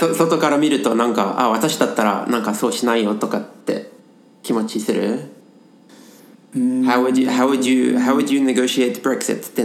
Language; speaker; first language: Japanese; non-native, fluent; English